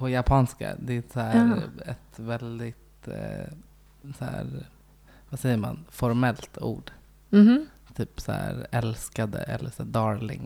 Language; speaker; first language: Swedish; native; Swedish